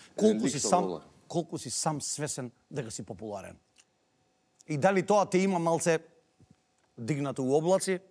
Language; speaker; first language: Macedonian; native; Macedonian